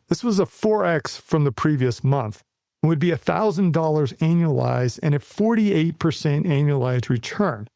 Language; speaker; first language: English; native; English